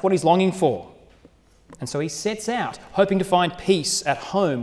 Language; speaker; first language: English; native; English